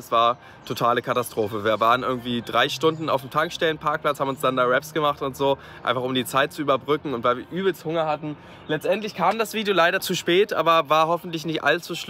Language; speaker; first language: German; native; German